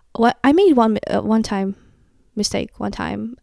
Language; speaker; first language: English; non-native, fluent; Kazakh